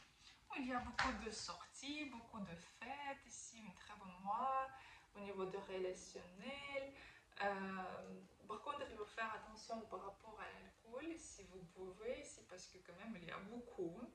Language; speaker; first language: French; non-native, fluent; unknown